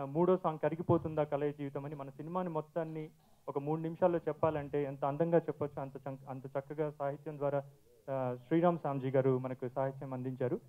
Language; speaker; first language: Telugu; native; Telugu